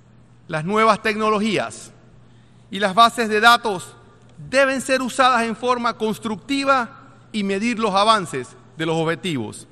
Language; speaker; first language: Spanish; native; Spanish